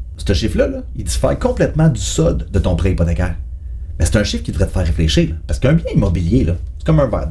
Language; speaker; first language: French; native; French